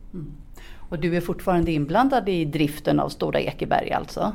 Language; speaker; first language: Swedish; native; Swedish